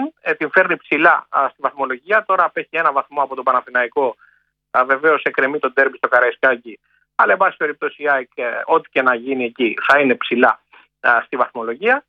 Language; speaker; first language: Greek; native; Greek